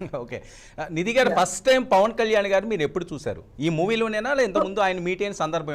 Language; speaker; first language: Telugu; native; Telugu